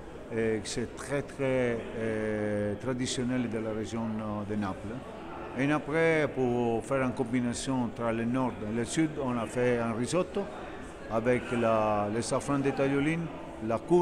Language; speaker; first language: French; non-native, fluent; Italian